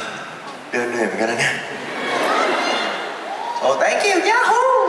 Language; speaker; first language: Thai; native; Thai